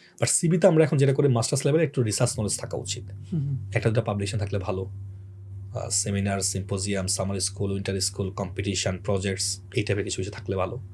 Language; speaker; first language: Bangla; native; Bangla